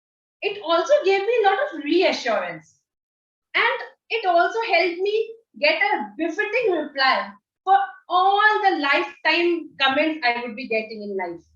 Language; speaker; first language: English; non-native, local second language; Hindi